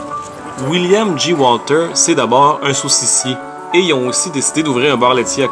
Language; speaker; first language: French; native; French